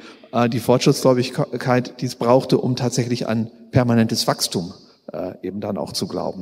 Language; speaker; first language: German; native; German